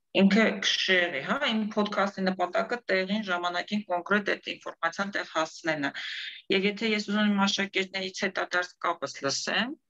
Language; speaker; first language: Armenian; native; Armenian